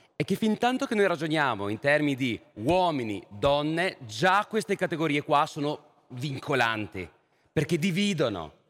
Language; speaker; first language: Italian; native; Italian